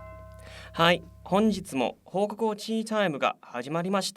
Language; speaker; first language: Japanese; non-native, learner; Cantonese